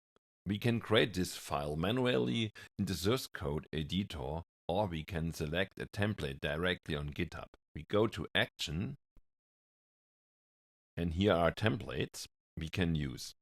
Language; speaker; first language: English; non-native, fluent; German